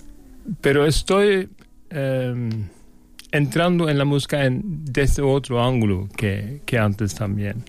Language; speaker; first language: Spanish; non-native, fluent; Norwegian